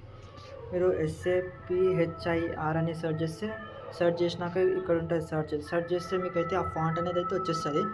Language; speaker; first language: Telugu; native; Telugu